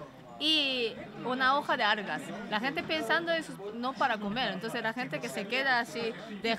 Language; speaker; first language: Spanish; non-native, learner; Japanese